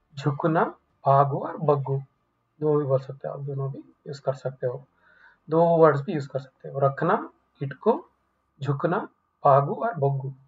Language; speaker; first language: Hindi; non-native, local second language; Kannada